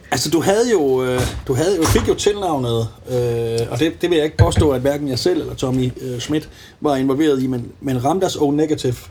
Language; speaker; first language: Danish; native; Danish